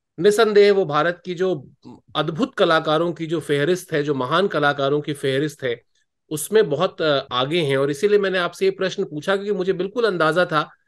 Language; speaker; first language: Hindi; native; Hindi